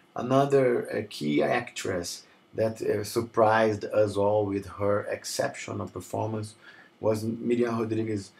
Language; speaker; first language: English; non-native, fluent; Portuguese